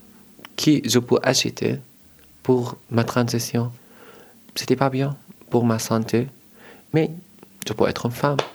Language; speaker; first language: French; non-native, learner; Arabic